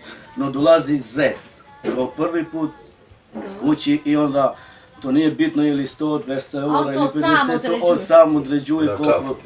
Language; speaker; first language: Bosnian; non-native, local second language; Romany